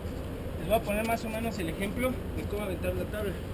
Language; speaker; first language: Spanish; native; Spanish